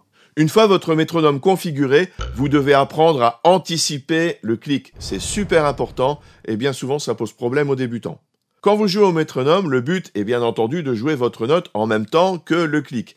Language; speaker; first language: French; native; French